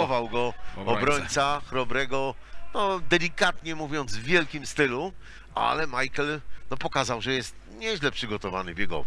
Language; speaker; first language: Polish; native; Polish